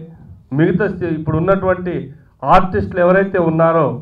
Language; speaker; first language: Telugu; native; Telugu